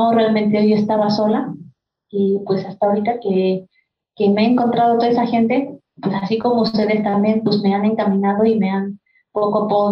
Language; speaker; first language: Spanish; non-native, local second language; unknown